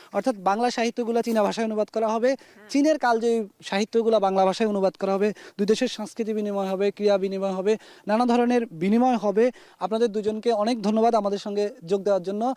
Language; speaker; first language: Bangla; native; Bangla